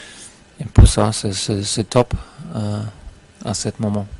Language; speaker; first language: French; non-native, fluent; German